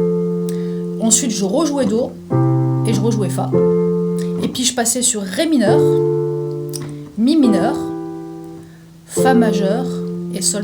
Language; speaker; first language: French; native; French